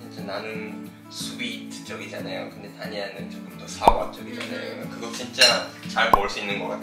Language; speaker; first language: Korean; non-native, fluent; Japanese